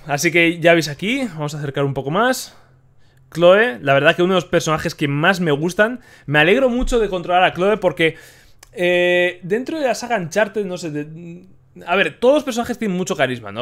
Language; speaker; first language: Spanish; native; Spanish